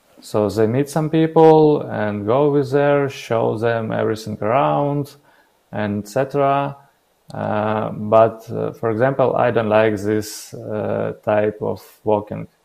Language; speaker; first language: English; non-native, learner; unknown